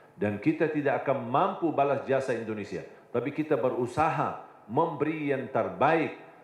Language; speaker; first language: Indonesian; non-native, fluent; Arabic